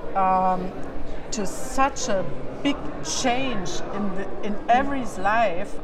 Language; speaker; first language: English; non-native, learner; German